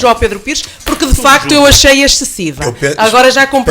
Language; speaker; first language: Portuguese; native; Portuguese